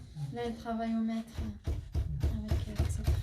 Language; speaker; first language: French; non-native, local second language; Arabic